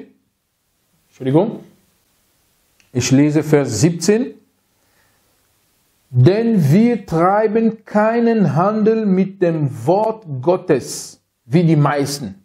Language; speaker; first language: German; non-native, fluent; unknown